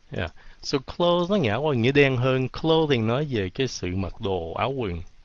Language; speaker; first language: Vietnamese; early bilingual, heritage; Vietnamese